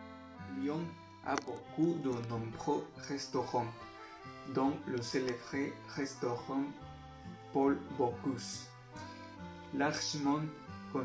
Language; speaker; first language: French; non-native, learner; Spanish